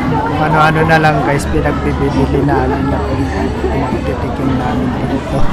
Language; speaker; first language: Filipino; native; Filipino